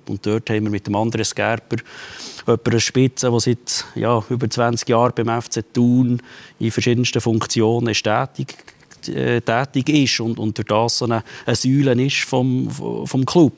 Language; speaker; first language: German; native; German